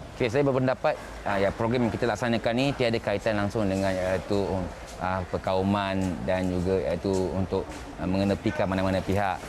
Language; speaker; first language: Malay; native; Malay